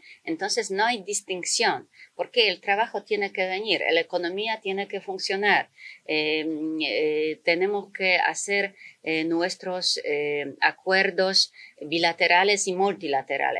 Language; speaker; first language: Spanish; non-native, fluent; Polish